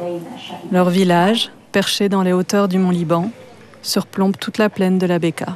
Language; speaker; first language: French; native; French